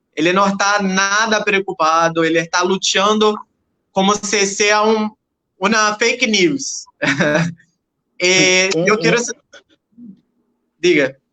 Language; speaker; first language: Spanish; non-native, learner; Portuguese